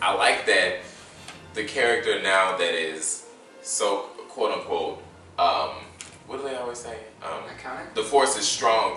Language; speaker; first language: English; native; English